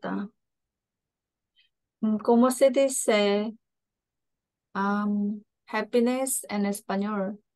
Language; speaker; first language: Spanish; non-native, learner; Korean